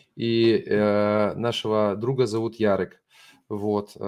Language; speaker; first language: Russian; non-native, fluent; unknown